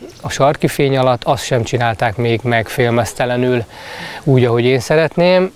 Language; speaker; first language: Hungarian; native; Hungarian